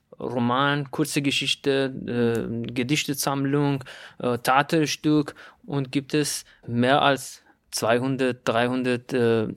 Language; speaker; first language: German; non-native, learner; Persian